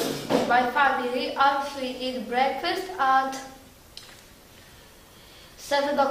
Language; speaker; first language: English; non-native, learner; Polish